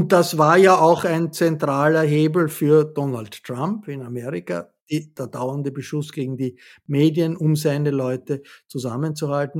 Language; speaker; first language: German; native; German